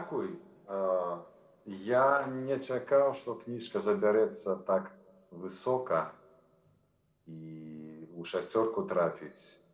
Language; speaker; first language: Belarusian; non-native, local second language; Russian